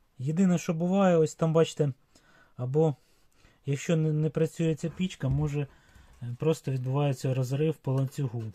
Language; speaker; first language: Ukrainian; non-native, local second language; Russian